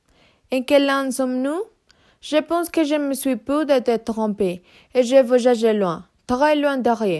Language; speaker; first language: French; non-native, learner; Spanish